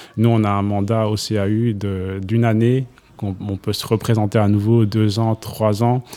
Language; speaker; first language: French; non-native, local second language; Kinyarwanda